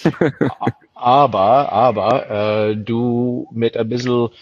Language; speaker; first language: German; non-native, fluent; English